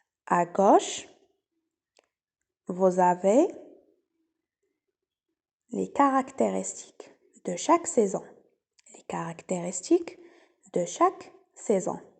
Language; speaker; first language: French; non-native, local second language; Arabic